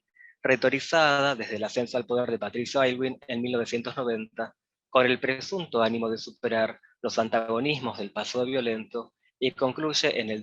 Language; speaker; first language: Spanish; native; Spanish